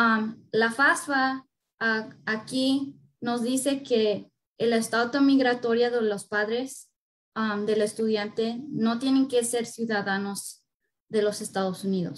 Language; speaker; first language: Spanish; early bilingual, heritage; Spanish